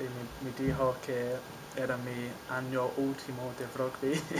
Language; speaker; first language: Spanish; non-native, learner; English